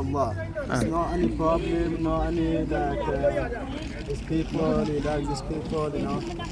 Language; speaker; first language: English; non-native, learner; Urdu